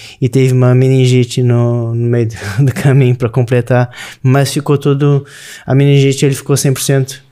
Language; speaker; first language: Portuguese; native; Portuguese